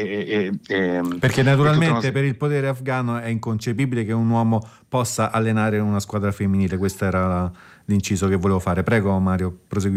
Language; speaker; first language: Italian; native; Italian